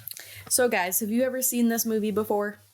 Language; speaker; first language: English; native; English